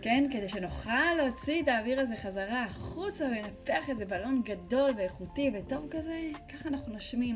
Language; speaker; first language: Hebrew; native; Hebrew